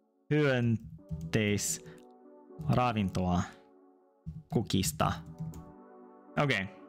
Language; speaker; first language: Finnish; non-native, learner; English